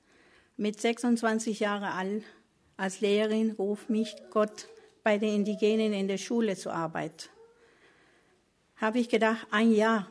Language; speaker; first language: German; non-native, learner; Spanish